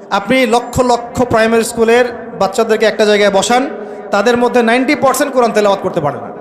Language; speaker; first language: Bangla; native; Bangla